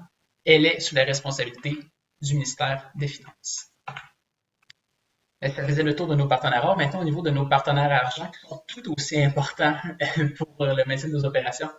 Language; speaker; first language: French; native; French